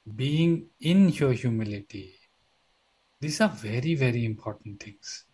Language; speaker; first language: English; non-native, local second language; Marathi